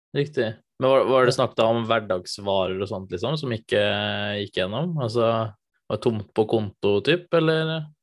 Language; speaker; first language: Norwegian; native; Norwegian